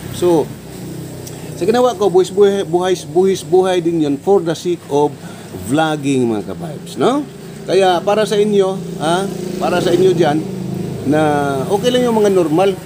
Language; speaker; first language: Filipino; non-native, local second language; Cebuano